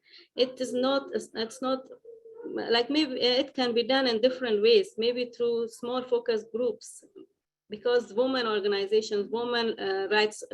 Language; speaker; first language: English; non-native, fluent; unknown